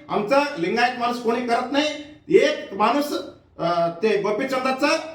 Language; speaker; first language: Marathi; non-native, local second language; Kannada